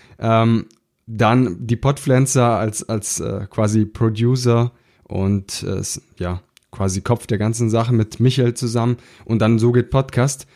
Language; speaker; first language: German; early bilingual, other home language; Italian